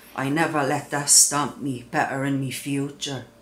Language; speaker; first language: English; native; English